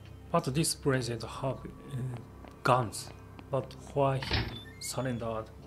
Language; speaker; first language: English; non-native, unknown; Japanese